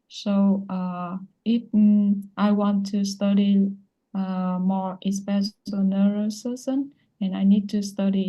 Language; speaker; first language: English; non-native, learner; Vietnamese